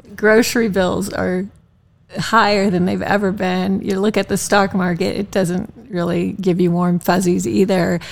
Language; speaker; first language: English; native; English